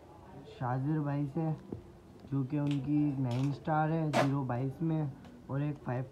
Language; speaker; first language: Hindi; native; Hindi